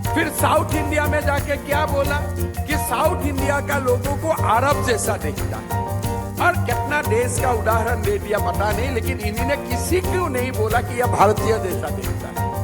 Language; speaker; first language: Hindi; non-native, local second language; Assamese